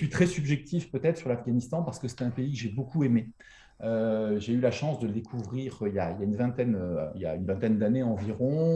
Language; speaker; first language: French; native; French